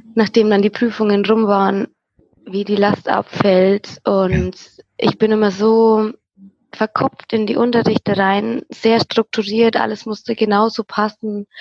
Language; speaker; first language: German; native; German